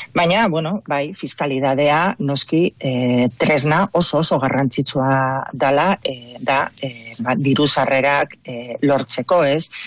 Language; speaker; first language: Basque; non-native, local second language; Spanish